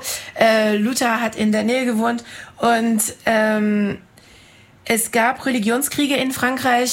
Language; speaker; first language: German; non-native, fluent; French